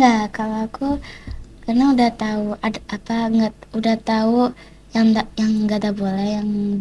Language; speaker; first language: Indonesian; early bilingual, heritage; Indonesian